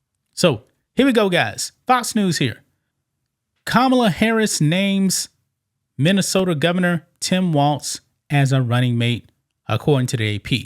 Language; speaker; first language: English; native; English